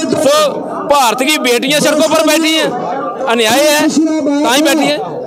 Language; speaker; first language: Hindi; native; Hindi